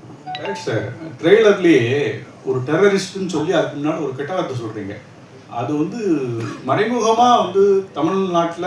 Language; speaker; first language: Tamil; native; Tamil